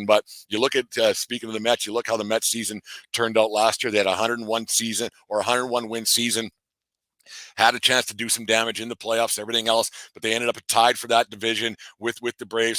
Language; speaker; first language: English; native; English